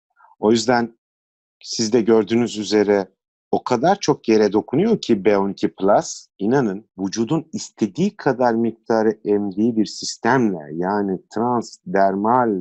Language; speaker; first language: Turkish; native; Turkish